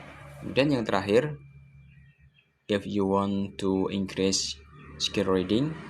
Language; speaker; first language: English; non-native, learner; Indonesian